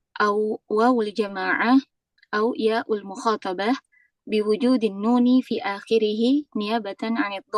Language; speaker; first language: Arabic; non-native, fluent; Indonesian